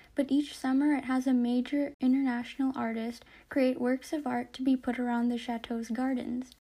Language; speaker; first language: English; native; English